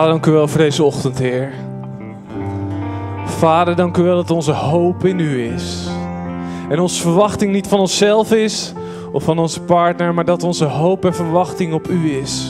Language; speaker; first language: Dutch; native; Dutch